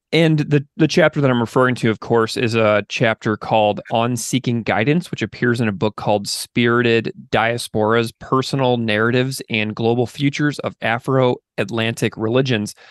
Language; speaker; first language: English; native; English